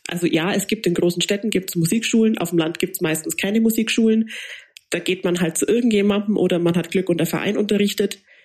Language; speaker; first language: German; native; German